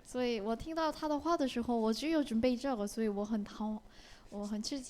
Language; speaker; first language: Chinese; non-native, learner; Korean